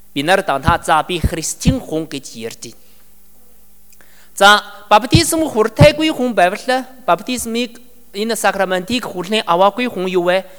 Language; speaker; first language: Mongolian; non-native, learner; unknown